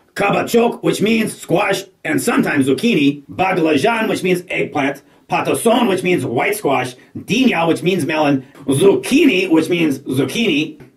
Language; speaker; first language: English; native; English